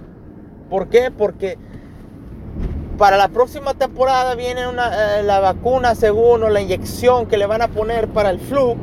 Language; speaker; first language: Spanish; early bilingual, heritage; Spanish